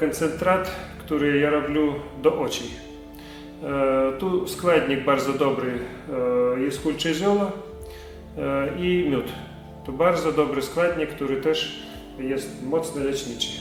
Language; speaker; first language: Polish; non-native, learner; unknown